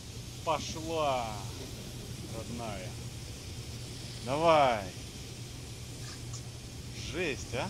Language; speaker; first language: Russian; native; Russian